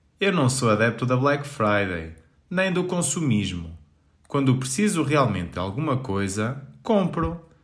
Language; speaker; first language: Portuguese; native; Portuguese